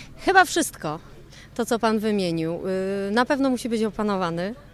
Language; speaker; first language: Polish; native; Polish